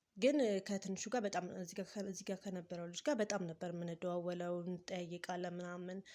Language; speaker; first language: Amharic; native; Amharic